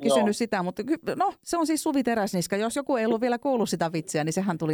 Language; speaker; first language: Finnish; native; Finnish